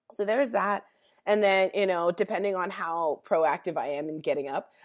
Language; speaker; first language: English; native; English